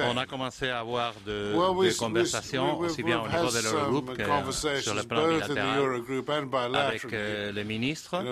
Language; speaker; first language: French; non-native, fluent; Spanish